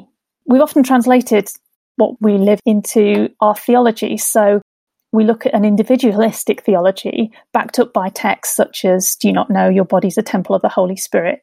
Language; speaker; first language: English; native; English